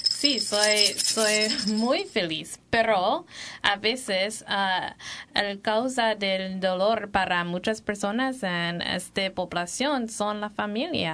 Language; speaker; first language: Spanish; non-native, learner; English